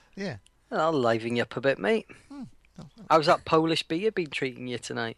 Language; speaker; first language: English; native; English